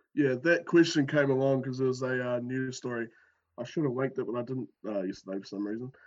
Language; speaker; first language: English; native; English